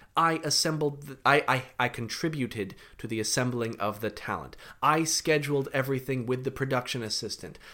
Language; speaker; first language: English; native; English